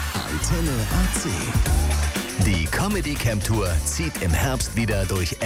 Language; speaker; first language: German; native; German